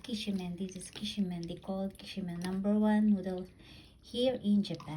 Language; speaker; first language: English; non-native, local second language; Filipino